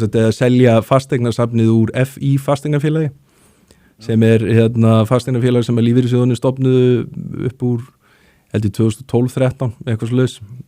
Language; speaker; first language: Icelandic; native; Icelandic